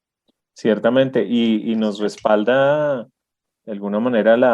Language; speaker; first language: Spanish; native; Spanish